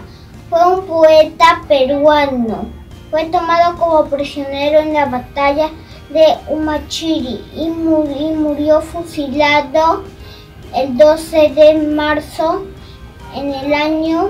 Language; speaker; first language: Spanish; native; Spanish